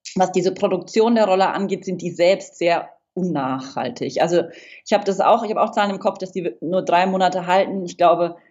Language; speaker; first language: German; non-native, fluent; English